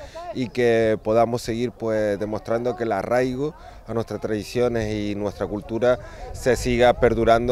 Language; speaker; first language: Spanish; native; Spanish